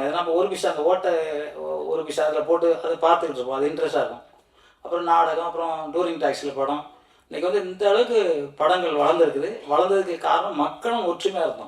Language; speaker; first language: Tamil; native; Tamil